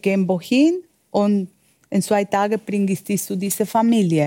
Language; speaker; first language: German; non-native, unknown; Spanish